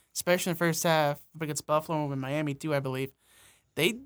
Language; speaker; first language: English; native; English